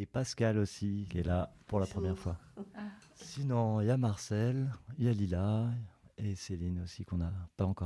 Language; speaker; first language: French; native; French